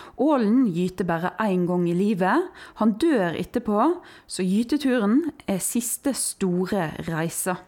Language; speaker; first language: Norwegian; native; Norwegian